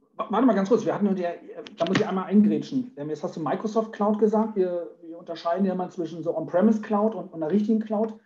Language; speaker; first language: German; native; German